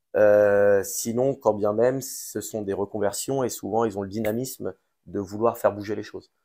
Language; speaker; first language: French; native; French